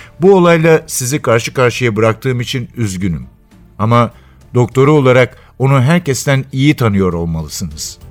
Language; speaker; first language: Turkish; native; Turkish